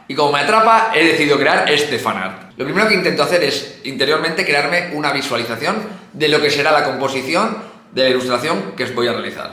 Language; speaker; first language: Spanish; native; Spanish